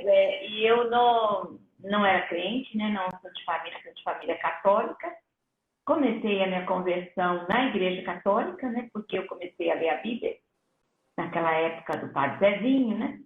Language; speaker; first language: Portuguese; native; Portuguese